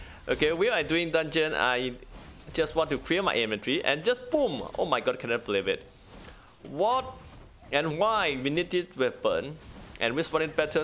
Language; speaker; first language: English; non-native, learner; Thai